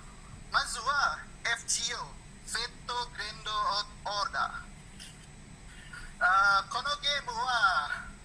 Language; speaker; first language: Japanese; non-native, learner; Indonesian